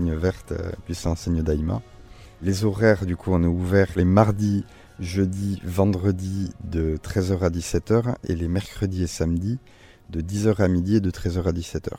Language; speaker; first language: French; native; French